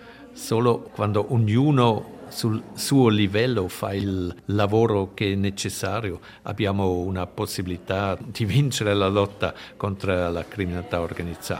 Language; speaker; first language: Italian; non-native, local second language; German